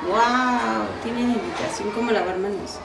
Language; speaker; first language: Spanish; native; Spanish